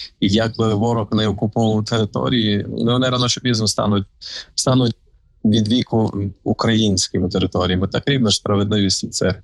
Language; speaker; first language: Ukrainian; native; Ukrainian